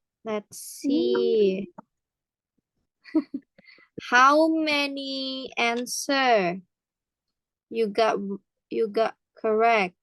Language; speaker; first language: English; non-native, fluent; Indonesian